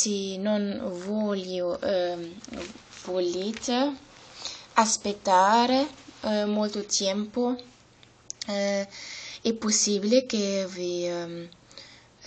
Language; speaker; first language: Italian; non-native, learner; German